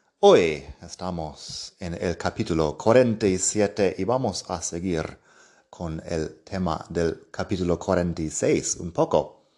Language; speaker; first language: Spanish; non-native, fluent; English